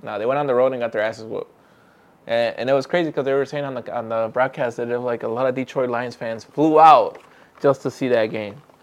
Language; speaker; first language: English; early bilingual, other home language; Spanish